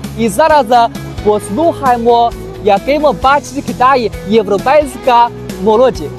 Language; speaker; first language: Ukrainian; non-native, fluent; Chinese